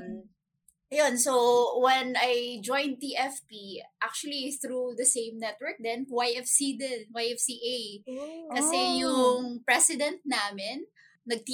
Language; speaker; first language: English; non-native, local second language; Cebuano